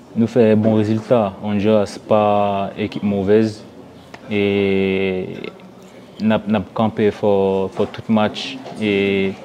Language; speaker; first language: Haitian Creole; early bilingual, heritage; French